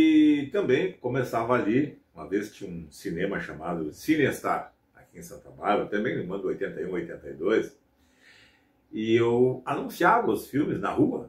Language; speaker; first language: Portuguese; native; Portuguese